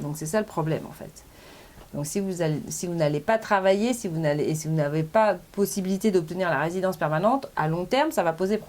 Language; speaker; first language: French; native; French